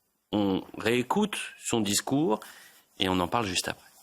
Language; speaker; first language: French; native; French